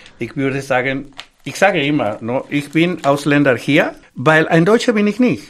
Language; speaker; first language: German; non-native, fluent; Spanish